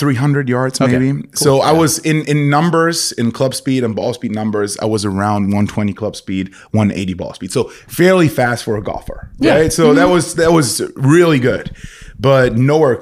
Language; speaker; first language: English; non-native, fluent; German